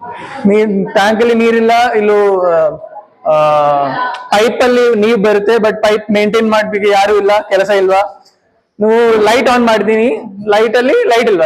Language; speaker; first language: Kannada; non-native, learner; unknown